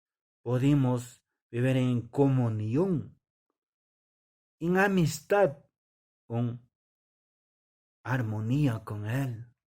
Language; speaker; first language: Spanish; non-native, local second language; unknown